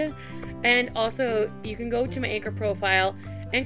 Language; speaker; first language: English; native; English